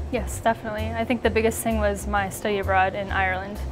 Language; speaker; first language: English; native; English